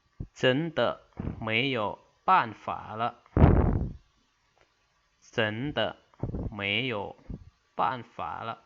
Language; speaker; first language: Chinese; non-native, fluent; Lao